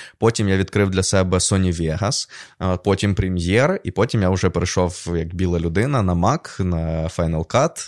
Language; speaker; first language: Ukrainian; non-native, local second language; Russian